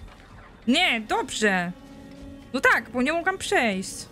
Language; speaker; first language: Polish; native; Polish